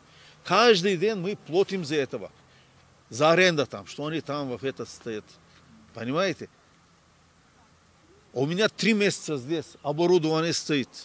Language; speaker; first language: Russian; non-native, learner; Turkish